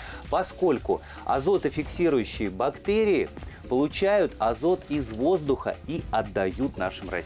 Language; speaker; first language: Russian; native; Russian